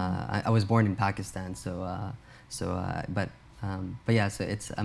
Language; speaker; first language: English; early bilingual, other home language; Urdu